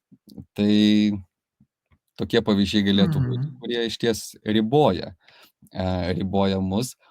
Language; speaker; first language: Lithuanian; native; Lithuanian